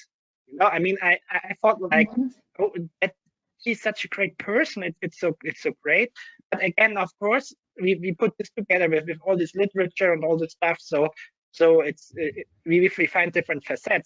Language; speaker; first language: English; non-native, fluent; German